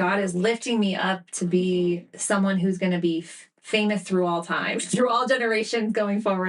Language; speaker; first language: English; native; English